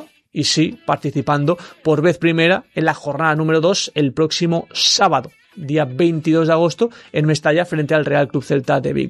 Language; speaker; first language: Spanish; native; Spanish